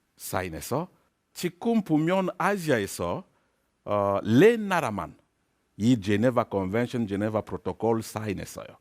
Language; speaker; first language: Korean; non-native, learner; French